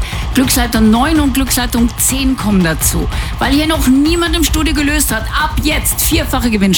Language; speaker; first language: German; native; German